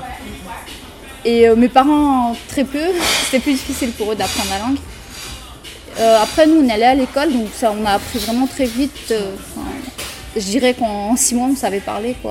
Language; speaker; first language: French; early bilingual, other home language; Romanian